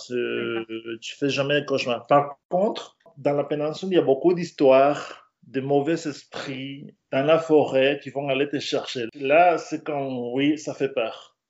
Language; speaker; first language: French; non-native, fluent; Spanish